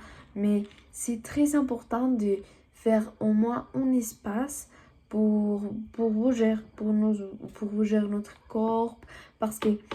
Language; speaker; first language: French; non-native, learner; Spanish